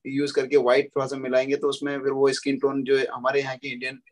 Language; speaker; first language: Hindi; native; Hindi